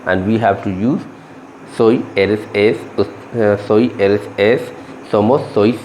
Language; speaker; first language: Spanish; non-native, learner; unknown